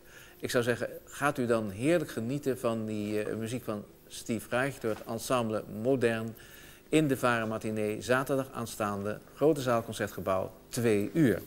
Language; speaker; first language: Dutch; native; Dutch